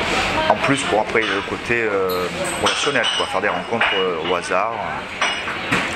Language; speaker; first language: French; native; French